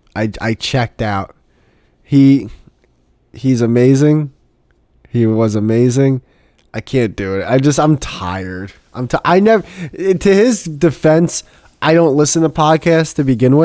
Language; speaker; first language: English; native; English